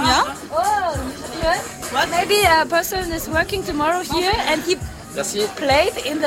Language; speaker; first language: English; non-native, learner; German